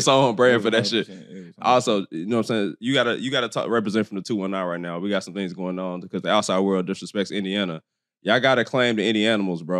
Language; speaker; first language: English; native; English